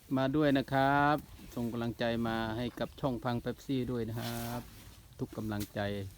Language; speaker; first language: Thai; non-native, local second language; Northern Khmer